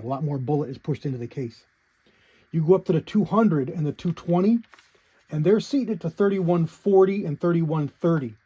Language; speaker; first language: English; native; English